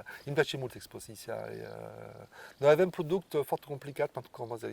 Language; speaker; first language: Romanian; non-native, learner; French